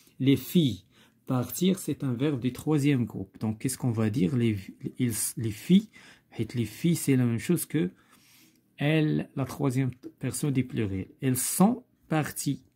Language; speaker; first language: French; non-native, local second language; Arabic